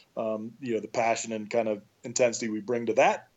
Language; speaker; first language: English; native; English